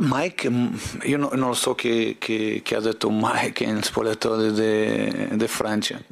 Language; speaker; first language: Italian; non-native, fluent; Portuguese